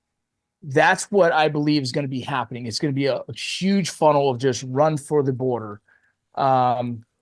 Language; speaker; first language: English; native; English